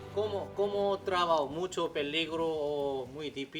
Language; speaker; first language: Spanish; non-native, learner; Korean